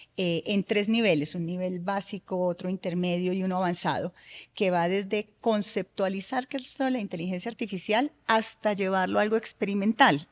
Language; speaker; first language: Spanish; native; Spanish